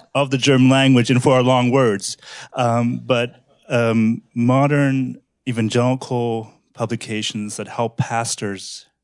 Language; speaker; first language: English; early bilingual, other home language; German